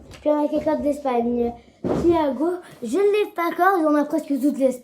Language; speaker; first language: French; native; French